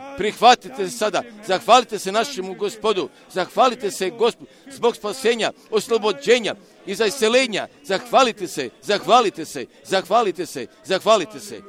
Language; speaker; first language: Croatian; non-native, fluent; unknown